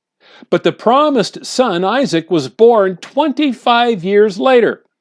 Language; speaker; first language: English; native; English